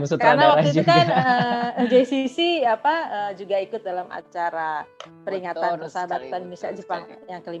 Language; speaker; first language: Indonesian; native; Indonesian